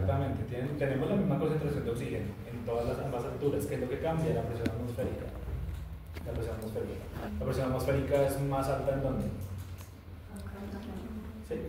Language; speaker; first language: Spanish; native; Spanish